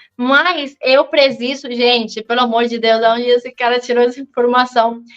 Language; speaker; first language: Portuguese; non-native, fluent; Spanish